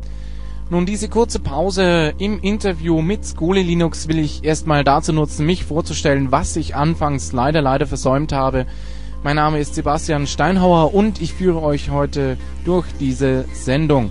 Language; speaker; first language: German; native; German